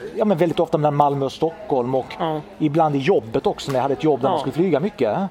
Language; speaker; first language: Swedish; early bilingual, other home language; Italian